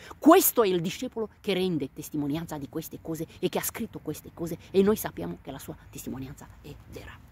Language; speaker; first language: Italian; non-native, fluent; Romanian